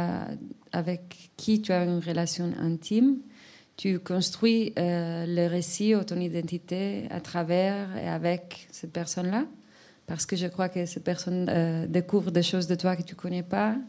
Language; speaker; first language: French; non-native, fluent; Spanish